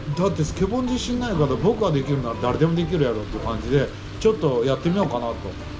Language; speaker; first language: Japanese; native; Japanese